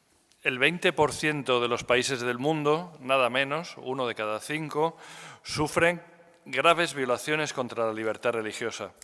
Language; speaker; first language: Spanish; native; Spanish